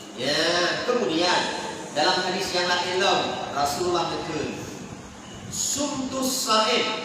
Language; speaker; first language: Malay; non-native, local second language; Achinese